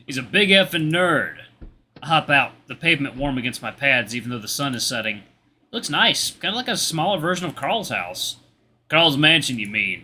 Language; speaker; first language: English; native; English